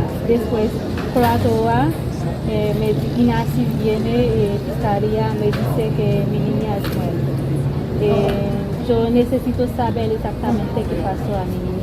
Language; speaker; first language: Spanish; non-native, learner; Haitian Creole